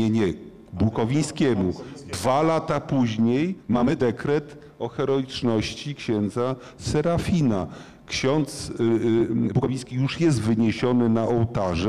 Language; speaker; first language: Polish; native; Polish